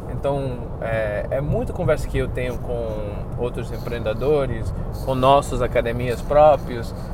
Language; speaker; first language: Portuguese; non-native, fluent; English